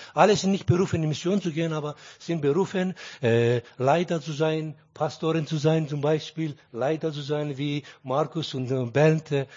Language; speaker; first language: German; early bilingual, other home language; Greek